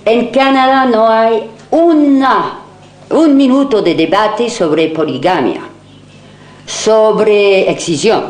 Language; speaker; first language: Spanish; non-native, fluent; French